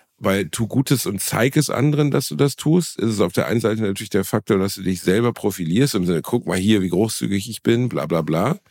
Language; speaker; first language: German; native; German